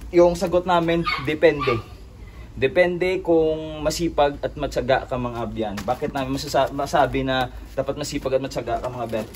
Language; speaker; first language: Filipino; non-native, local second language; Cebuano